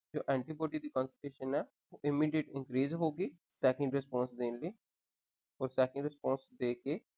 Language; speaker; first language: Hindi; non-native, local second language; Punjabi